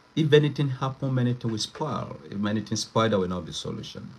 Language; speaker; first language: English; non-native, local second language; Yoruba